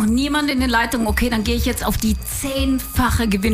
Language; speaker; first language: German; native; German